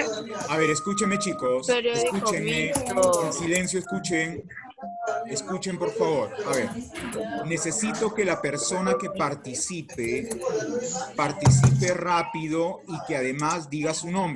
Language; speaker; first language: Spanish; native; Spanish